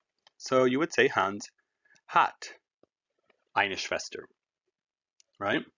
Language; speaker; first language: German; non-native, fluent; English